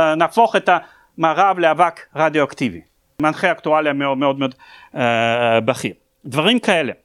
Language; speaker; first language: Hebrew; non-native, fluent; Russian